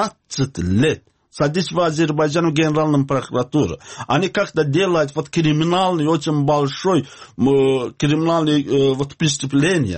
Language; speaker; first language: Russian; non-native, learner; Azerbaijani